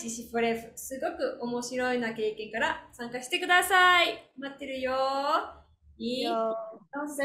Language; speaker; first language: Japanese; non-native, learner; Spanish